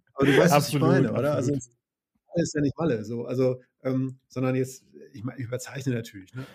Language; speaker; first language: German; native; German